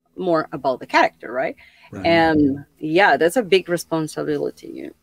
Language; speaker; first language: English; non-native, fluent; Spanish